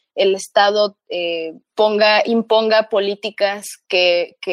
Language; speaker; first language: Spanish; early bilingual, heritage; Spanish